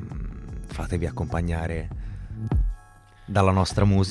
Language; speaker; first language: Italian; native; Italian